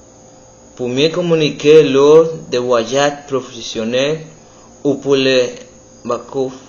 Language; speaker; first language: French; non-native, learner; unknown